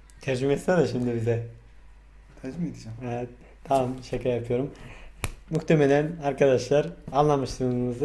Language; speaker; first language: Turkish; non-native, fluent; Mongolian